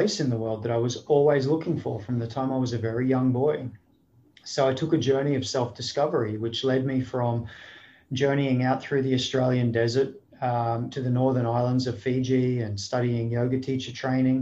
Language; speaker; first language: English; native; English